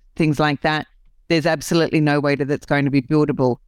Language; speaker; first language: English; native; English